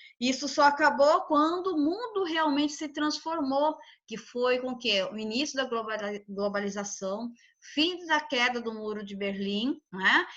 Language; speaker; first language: Portuguese; native; Portuguese